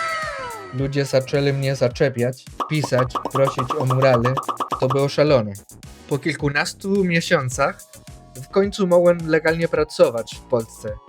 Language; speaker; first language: Polish; non-native, fluent; Spanish